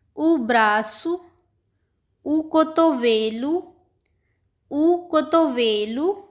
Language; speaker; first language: Portuguese; non-native, learner; Hindi